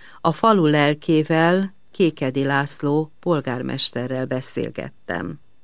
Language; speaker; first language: Hungarian; native; Hungarian